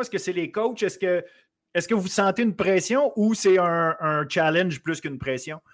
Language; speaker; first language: French; native; French